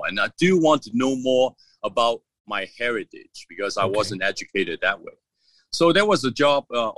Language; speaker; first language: English; non-native, local second language; Cantonese